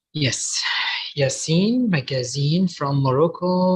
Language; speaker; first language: English; non-native, learner; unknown